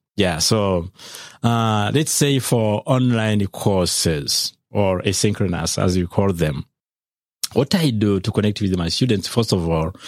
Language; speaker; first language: English; non-native, local second language; Kinyarwanda